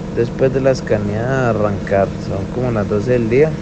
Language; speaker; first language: Spanish; native; Spanish